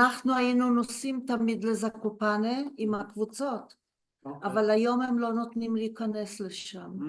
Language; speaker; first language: Hebrew; early bilingual, other home language; Polish